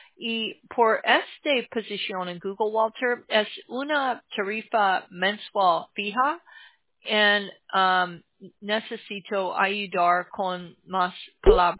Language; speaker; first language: Spanish; non-native, learner; English